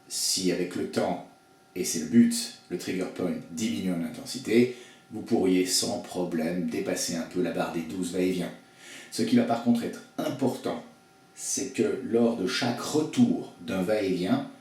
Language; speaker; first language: French; native; French